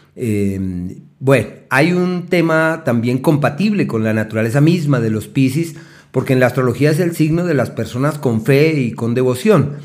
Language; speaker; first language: Spanish; native; Spanish